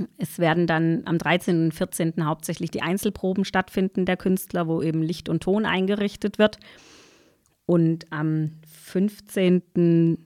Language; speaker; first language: German; native; German